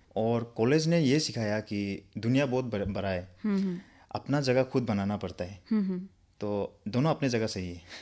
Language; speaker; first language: Hindi; non-native, local second language; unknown